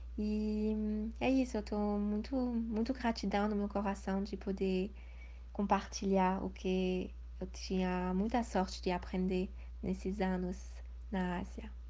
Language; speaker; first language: Portuguese; early bilingual, heritage; Portuguese